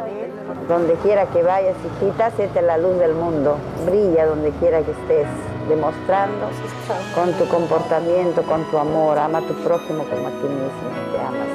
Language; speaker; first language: Spanish; native; Spanish